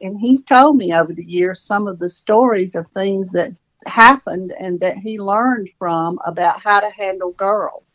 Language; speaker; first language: English; native; English